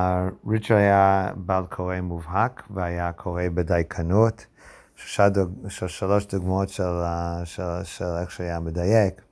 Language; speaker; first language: Hebrew; non-native, fluent; English